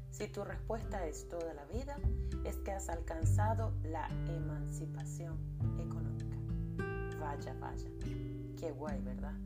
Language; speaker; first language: Spanish; native; Spanish